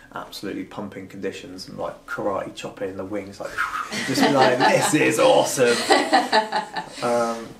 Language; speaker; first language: English; native; English